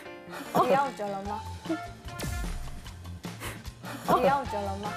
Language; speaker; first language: Chinese; non-native, learner; Korean